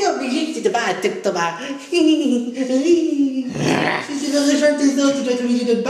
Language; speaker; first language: French; native; French